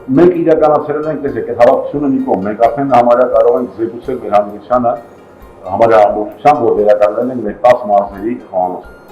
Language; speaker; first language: Armenian; native; Armenian